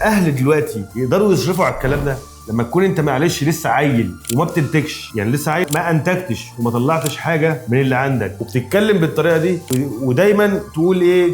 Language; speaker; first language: Arabic; native; Arabic